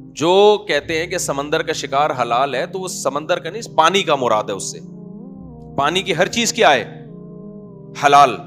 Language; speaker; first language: Urdu; native; Urdu